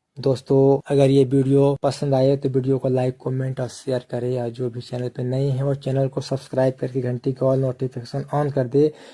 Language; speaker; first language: Hindi; native; Hindi